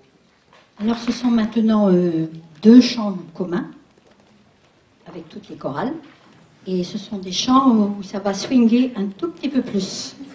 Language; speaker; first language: French; native; French